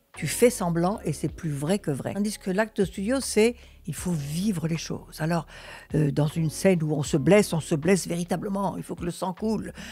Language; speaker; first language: French; early bilingual, other home language; Russian